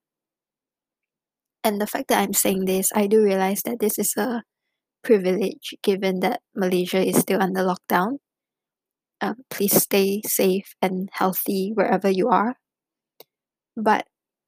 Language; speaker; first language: English; non-native, local second language; Chinese